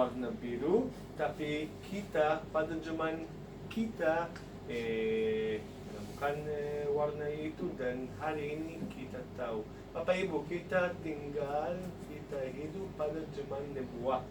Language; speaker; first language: Indonesian; non-native, fluent; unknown